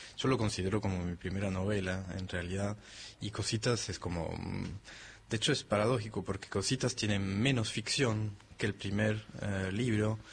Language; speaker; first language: Spanish; non-native, fluent; French